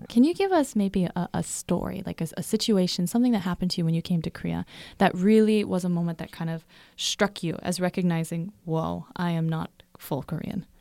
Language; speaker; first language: English; native; English